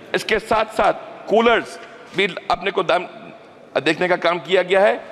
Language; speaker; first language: Hindi; native; Hindi